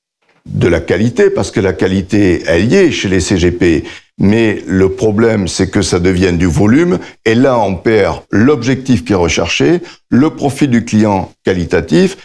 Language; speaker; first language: French; native; French